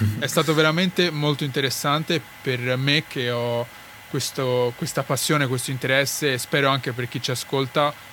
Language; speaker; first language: Italian; early bilingual, other home language; Arabic